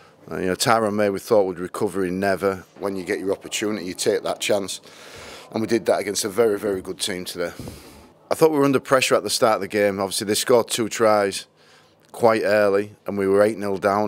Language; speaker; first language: English; native; English